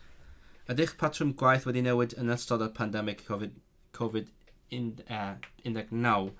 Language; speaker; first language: Welsh; non-native, learner; Cantonese